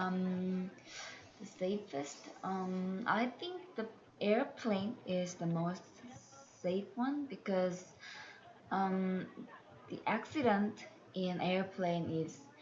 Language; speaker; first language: English; non-native, learner; Korean